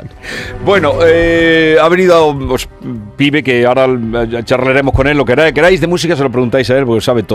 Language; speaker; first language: Spanish; native; Spanish